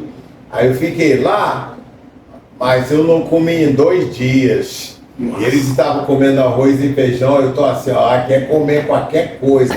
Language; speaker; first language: Portuguese; non-native, fluent; English